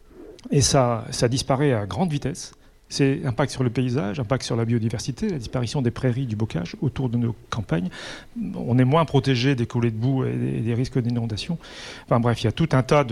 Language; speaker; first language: French; native; French